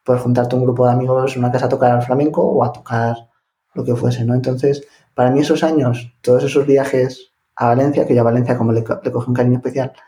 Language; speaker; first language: Spanish; native; Spanish